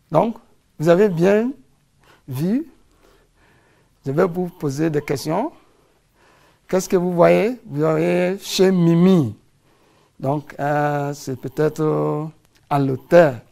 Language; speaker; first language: French; non-native, fluent; English